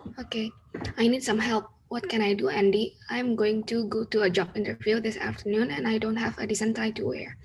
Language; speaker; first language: English; non-native, learner; Indonesian